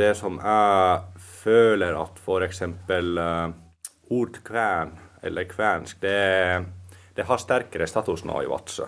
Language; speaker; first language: Norwegian; non-native, fluent; Finnish